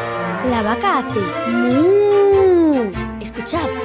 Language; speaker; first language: Spanish; native; Spanish